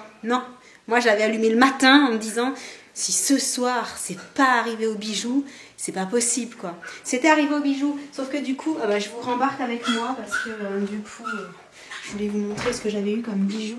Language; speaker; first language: French; native; French